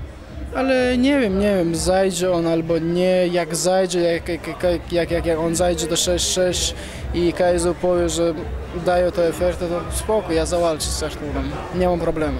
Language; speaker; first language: Polish; non-native, fluent; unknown